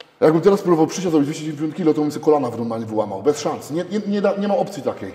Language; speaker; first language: Polish; early bilingual, heritage; Polish